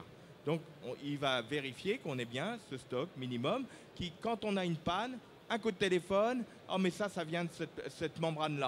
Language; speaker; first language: French; native; French